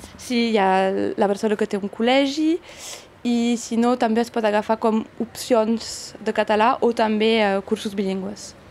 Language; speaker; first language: Catalan; non-native, local second language; French